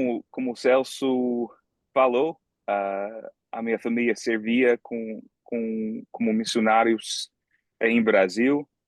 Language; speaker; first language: Portuguese; non-native, fluent; English